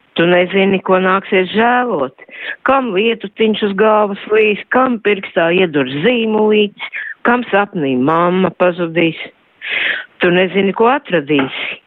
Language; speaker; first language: Latvian; native; Latvian